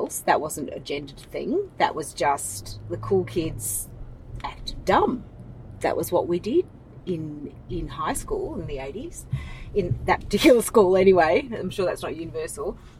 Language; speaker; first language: English; native; English